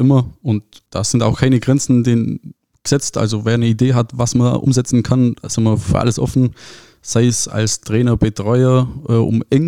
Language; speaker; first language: German; native; German